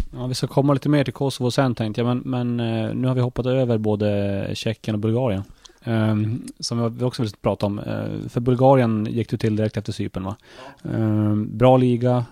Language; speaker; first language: Swedish; native; Swedish